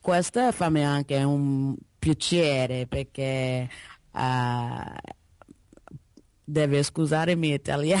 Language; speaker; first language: Italian; non-native, learner; English